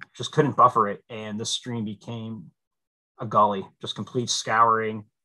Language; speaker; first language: English; native; English